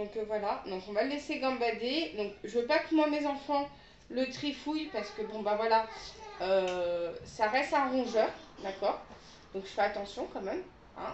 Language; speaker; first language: French; native; French